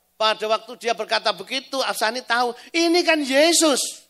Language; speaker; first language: Indonesian; native; Indonesian